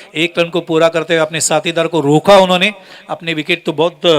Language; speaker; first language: Hindi; non-native, local second language; Marathi